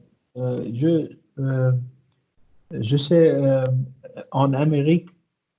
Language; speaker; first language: French; non-native, learner; Arabic